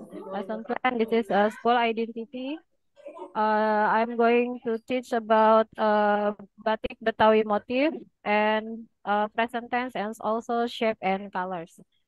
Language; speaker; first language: English; non-native, fluent; Indonesian